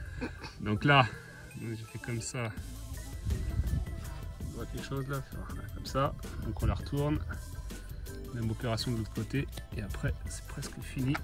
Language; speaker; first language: French; native; French